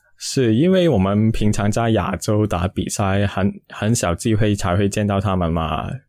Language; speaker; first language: Chinese; non-native, local second language; Cantonese